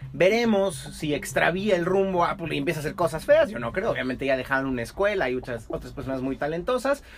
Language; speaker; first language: Spanish; native; Spanish